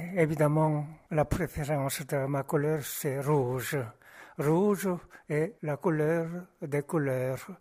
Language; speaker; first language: French; non-native, fluent; Korean